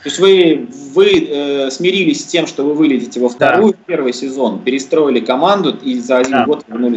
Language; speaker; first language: Russian; native; Russian